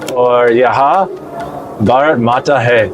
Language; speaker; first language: Hindi; non-native, learner; English